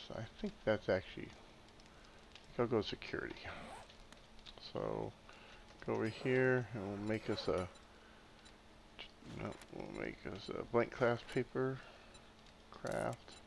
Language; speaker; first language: English; native; English